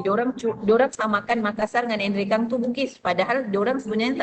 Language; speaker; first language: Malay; non-native, local second language; Buginese